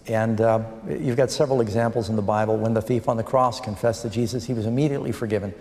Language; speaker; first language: English; native; English